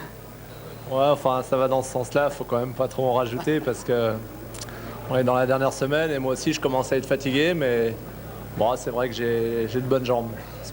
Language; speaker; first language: French; native; French